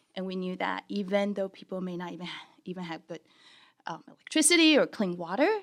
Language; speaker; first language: English; early bilingual, other home language; Chinese